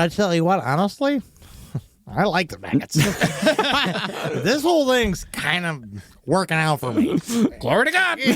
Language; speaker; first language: English; native; English